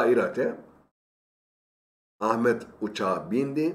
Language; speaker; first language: Arabic; non-native, fluent; Turkish